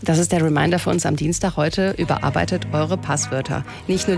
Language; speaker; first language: German; native; German